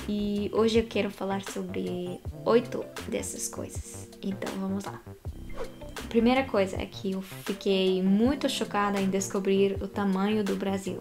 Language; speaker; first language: Portuguese; non-native, fluent; Japanese